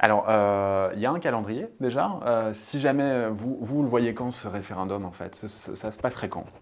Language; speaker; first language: French; native; French